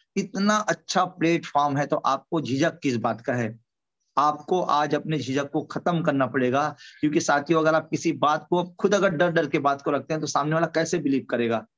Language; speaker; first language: Hindi; native; Hindi